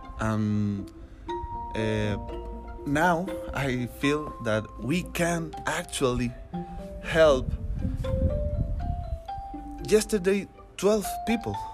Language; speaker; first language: English; non-native, learner; Spanish